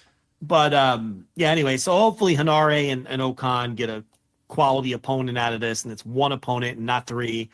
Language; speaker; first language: English; native; English